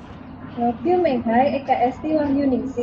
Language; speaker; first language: Cantonese; non-native, learner; Indonesian